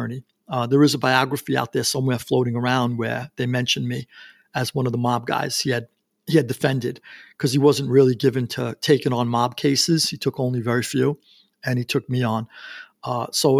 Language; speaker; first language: English; native; English